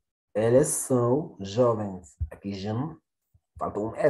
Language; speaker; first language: Portuguese; non-native, fluent; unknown